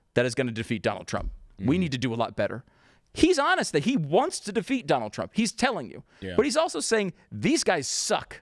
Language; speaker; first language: English; native; English